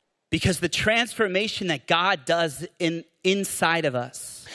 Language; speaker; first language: English; native; English